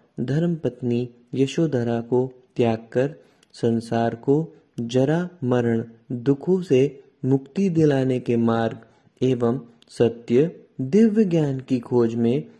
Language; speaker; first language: Hindi; native; Hindi